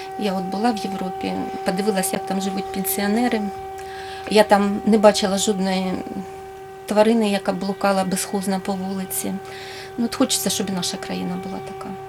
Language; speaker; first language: Ukrainian; native; Ukrainian